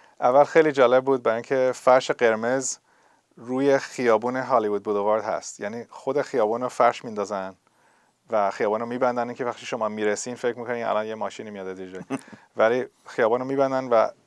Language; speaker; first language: Persian; early bilingual, heritage; Persian